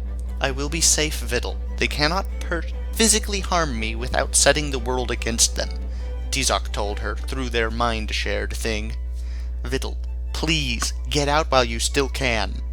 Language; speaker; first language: English; native; English